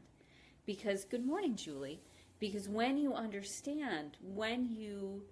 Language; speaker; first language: English; native; English